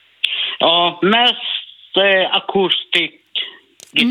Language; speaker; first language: Swedish; non-native, learner; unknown